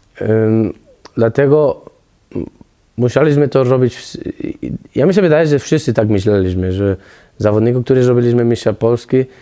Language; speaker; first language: Polish; non-native, learner; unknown